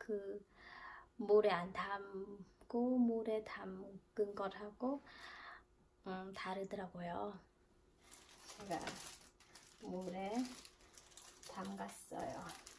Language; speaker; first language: Korean; non-native, fluent; Khmer